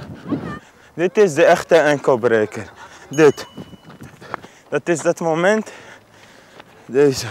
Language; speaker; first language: Dutch; early bilingual, other home language; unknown